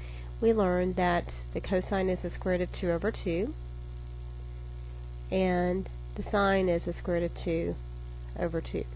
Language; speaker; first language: English; native; English